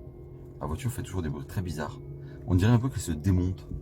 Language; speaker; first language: French; native; French